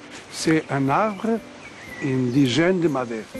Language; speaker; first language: French; non-native, learner; Portuguese